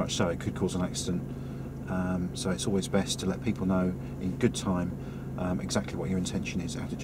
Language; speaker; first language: English; native; English